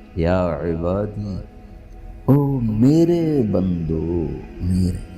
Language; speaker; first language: Urdu; non-native, local second language; Punjabi